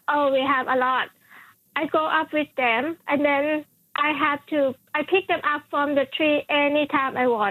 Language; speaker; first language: English; non-native, fluent; Thai